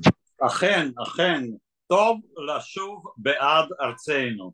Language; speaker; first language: Hebrew; non-native, fluent; Russian